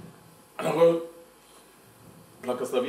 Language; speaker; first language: Russian; non-native, fluent; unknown